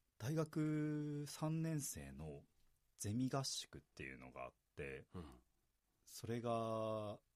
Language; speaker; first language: Japanese; native; Japanese